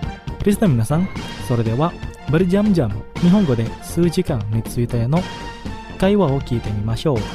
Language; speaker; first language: Japanese; non-native, fluent; Indonesian